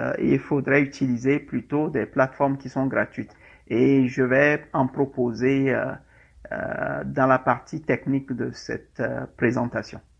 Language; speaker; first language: French; non-native, local second language; Ewe